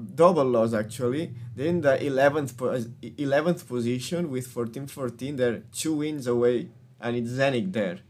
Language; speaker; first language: English; non-native, fluent; Spanish